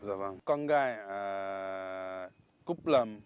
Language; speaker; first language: Vietnamese; non-native, learner; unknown